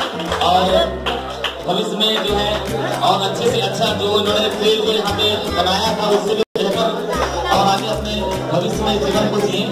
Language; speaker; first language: Hindi; native; Hindi